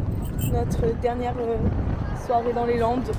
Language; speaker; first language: French; native; French